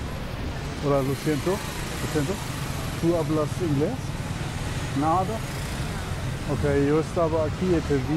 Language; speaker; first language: Spanish; non-native, learner; German